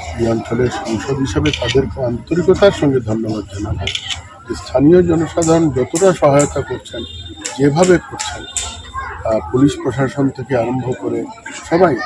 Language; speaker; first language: Bangla; native; Bangla